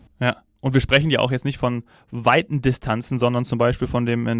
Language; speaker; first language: German; native; German